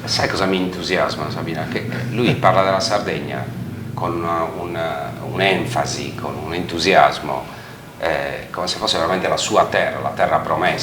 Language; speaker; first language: Italian; native; Italian